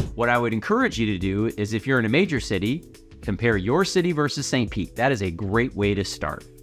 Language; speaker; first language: English; native; English